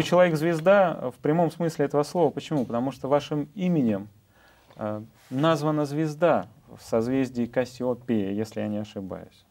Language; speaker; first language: Russian; native; Russian